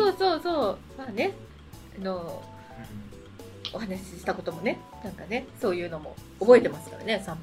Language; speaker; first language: Japanese; native; Japanese